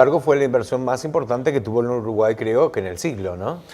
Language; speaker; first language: Spanish; native; Spanish